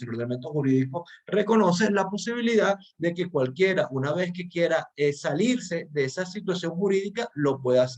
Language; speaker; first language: Spanish; native; Spanish